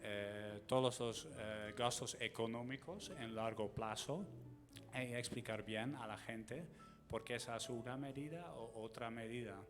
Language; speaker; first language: Spanish; non-native, fluent; Dutch